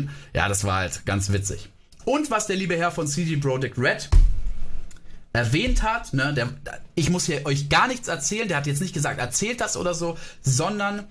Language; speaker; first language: German; native; German